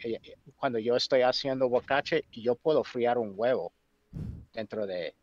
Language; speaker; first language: Spanish; non-native, fluent; English